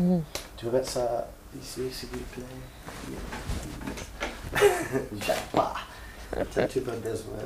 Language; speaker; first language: French; non-native, learner; English